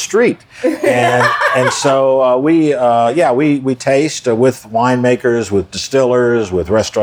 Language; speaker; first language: English; native; English